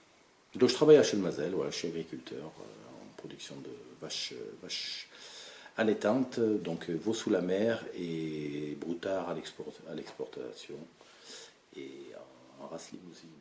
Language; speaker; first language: French; native; French